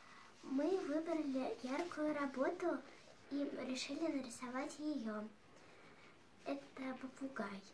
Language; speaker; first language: Russian; native; Russian